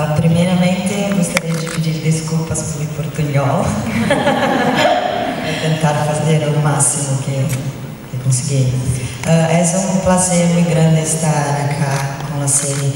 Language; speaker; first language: Spanish; non-native, learner; Portuguese